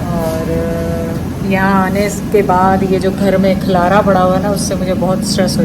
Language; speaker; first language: Urdu; non-native, local second language; Punjabi